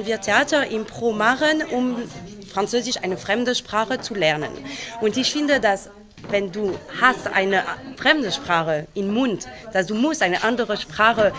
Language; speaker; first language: German; non-native, learner; French